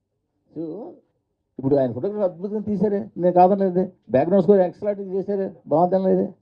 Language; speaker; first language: Telugu; native; Telugu